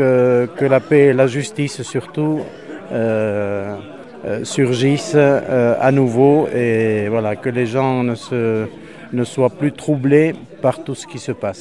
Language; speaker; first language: French; native; French